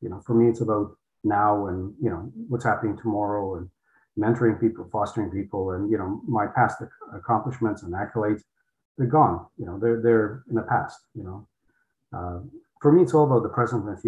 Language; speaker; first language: English; non-native, fluent; Polish